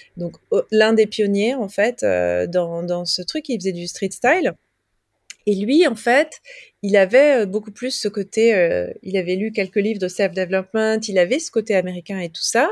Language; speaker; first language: French; native; French